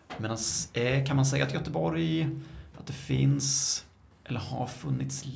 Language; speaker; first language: Swedish; native; Swedish